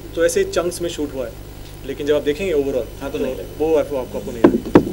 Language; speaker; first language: Hindi; native; Hindi